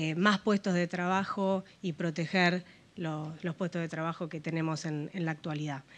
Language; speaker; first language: Spanish; native; Spanish